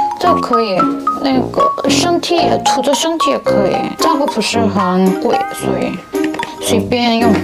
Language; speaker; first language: Chinese; non-native, learner; Korean